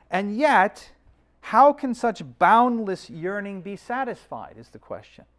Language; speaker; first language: English; native; English